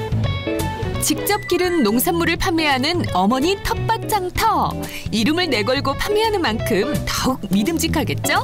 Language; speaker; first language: Korean; native; Korean